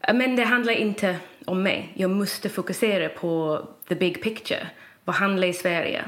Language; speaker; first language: Swedish; non-native, fluent; English